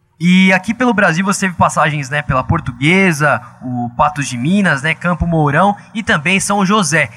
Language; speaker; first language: Portuguese; native; Portuguese